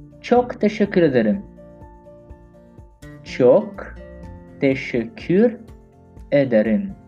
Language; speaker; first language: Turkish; non-native, learner; Portuguese